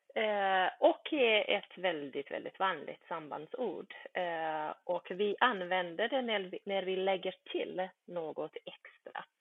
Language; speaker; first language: Swedish; early bilingual, other home language; Bosnian